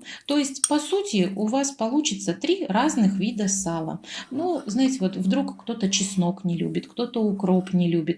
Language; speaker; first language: Russian; native; Russian